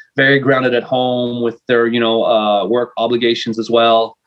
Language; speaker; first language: English; non-native, fluent; French